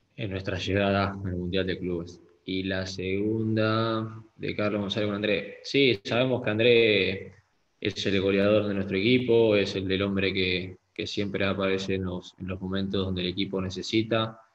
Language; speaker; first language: Spanish; native; Spanish